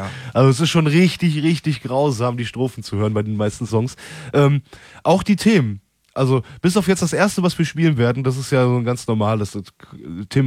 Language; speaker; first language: German; native; German